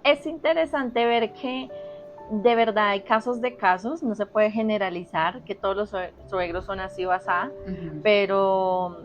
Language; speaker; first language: Spanish; native; Spanish